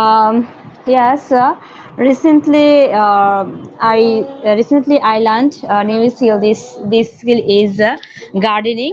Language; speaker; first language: English; non-native, learner; Bangla